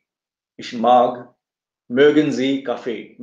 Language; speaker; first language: German; non-native, fluent; Marathi